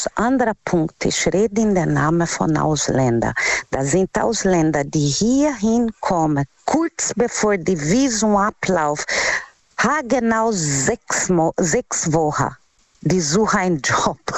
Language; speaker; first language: German; non-native, learner; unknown